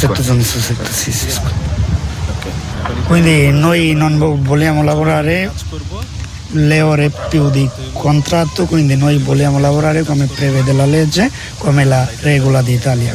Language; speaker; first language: Italian; non-native, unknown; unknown